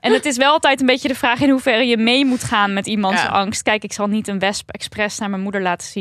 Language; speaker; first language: Dutch; native; Dutch